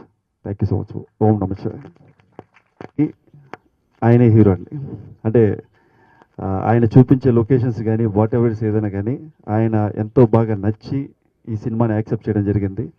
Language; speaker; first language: Telugu; native; Telugu